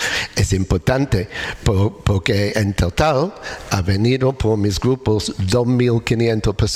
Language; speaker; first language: Spanish; non-native, learner; English